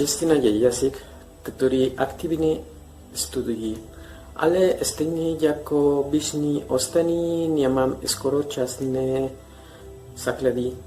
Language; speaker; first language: Czech; non-native, learner; Spanish